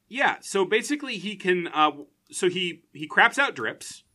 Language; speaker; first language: English; early bilingual, other home language; Dutch